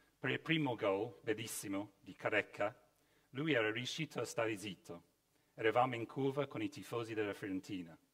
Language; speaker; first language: Italian; non-native, fluent; English